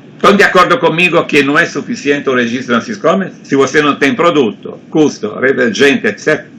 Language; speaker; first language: Portuguese; non-native, fluent; Italian